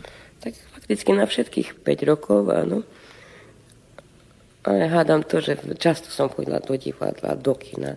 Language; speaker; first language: Slovak; early bilingual, heritage; Slovak